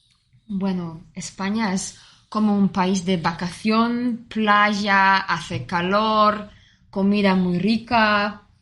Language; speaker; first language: Spanish; non-native, fluent; German